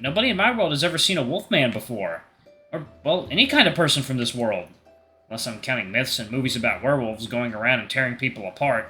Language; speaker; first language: English; native; English